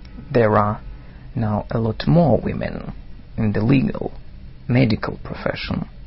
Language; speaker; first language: English; non-native, fluent; Russian